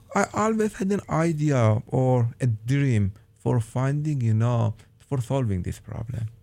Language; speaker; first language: English; non-native, fluent; Persian